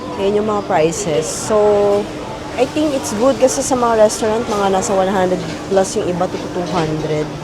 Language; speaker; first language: Filipino; native; Filipino